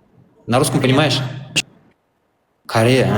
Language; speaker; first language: Russian; non-native, local second language; Turkmen